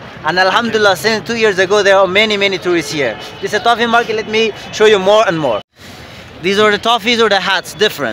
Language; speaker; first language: English; non-native, fluent; Persian